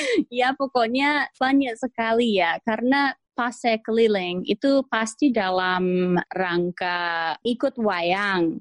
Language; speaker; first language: Indonesian; non-native, fluent; English